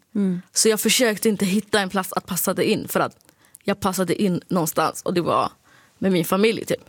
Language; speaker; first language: Swedish; early bilingual, other home language; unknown